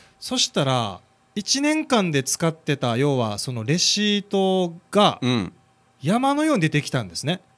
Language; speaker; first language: Japanese; native; Japanese